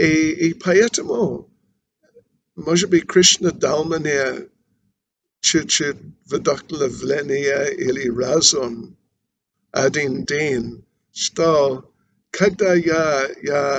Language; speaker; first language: Russian; non-native, learner; English